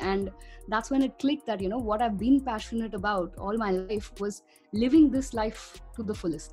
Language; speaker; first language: English; non-native, local second language; Tamil